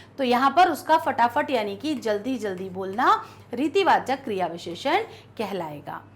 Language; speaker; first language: Hindi; native; Hindi